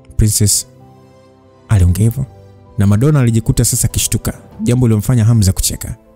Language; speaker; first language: Swahili; native; Swahili